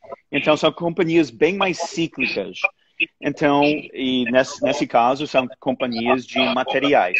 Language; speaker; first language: Portuguese; non-native, fluent; English